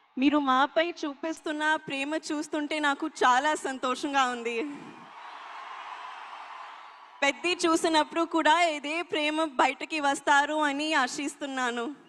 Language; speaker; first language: Telugu; non-native, learner; Hindi